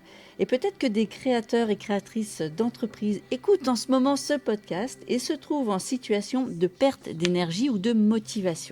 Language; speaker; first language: French; native; French